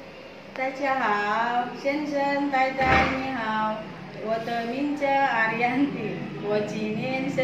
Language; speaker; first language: Chinese; non-native, learner; Indonesian